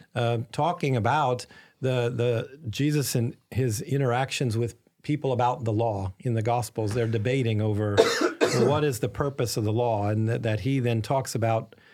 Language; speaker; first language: English; native; English